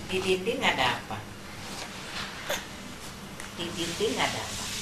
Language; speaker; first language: Indonesian; native; Indonesian